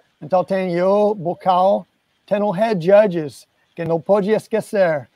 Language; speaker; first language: Portuguese; non-native, fluent; English